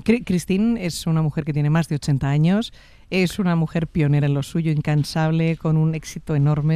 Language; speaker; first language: Spanish; native; Spanish